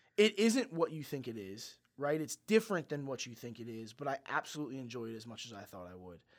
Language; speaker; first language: English; native; English